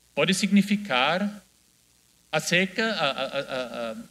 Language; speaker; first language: Portuguese; non-native, fluent; German